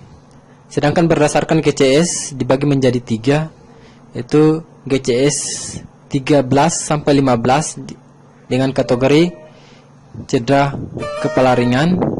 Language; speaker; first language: Indonesian; native; Indonesian